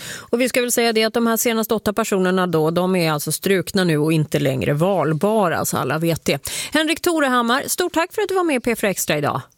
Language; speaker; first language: Swedish; native; Swedish